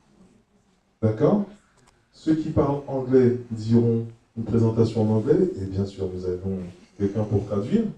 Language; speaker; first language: French; native; French